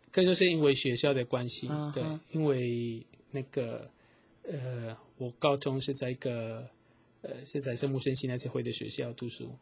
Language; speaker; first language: Chinese; non-native, fluent; Spanish